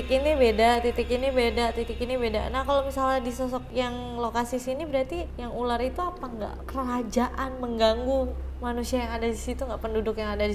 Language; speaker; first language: Indonesian; native; Indonesian